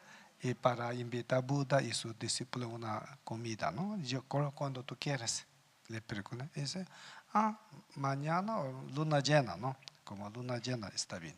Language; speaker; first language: Spanish; non-native, learner; Tibetan